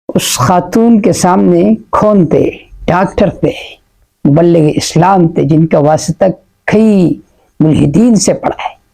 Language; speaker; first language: Urdu; non-native, local second language; Pashto